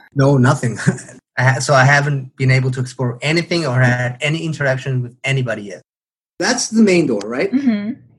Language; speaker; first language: English; non-native, fluent; Spanish